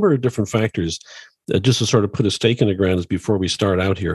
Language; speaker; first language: English; native; English